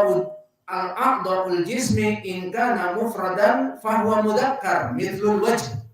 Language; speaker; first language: Arabic; non-native, fluent; Indonesian